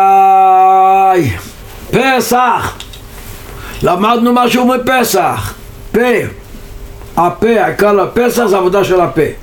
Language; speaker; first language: Hebrew; non-native, local second language; Yiddish